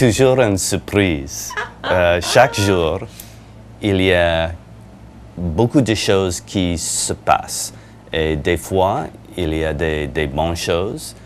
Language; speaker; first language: French; non-native, learner; English